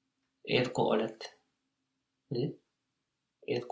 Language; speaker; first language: Finnish; non-native, learner; English